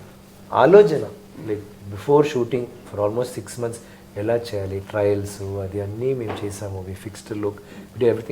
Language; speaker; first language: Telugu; non-native, learner; Tamil